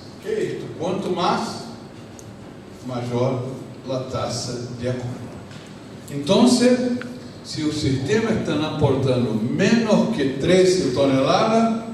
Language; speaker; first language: Spanish; non-native, fluent; Portuguese